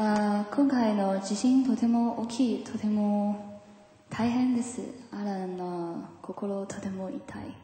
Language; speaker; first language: Japanese; non-native, learner; Chinese